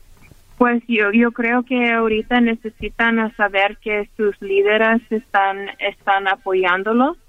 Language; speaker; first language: Spanish; early bilingual, heritage; Spanish